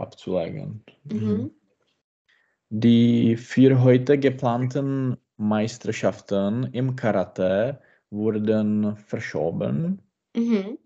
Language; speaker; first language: German; non-native, learner; Czech